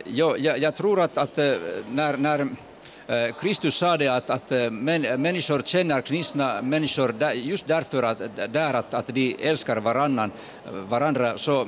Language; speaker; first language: Swedish; non-native, fluent; Finnish